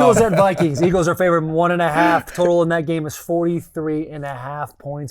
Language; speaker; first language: English; native; English